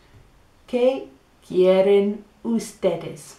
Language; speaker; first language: Spanish; non-native, fluent; English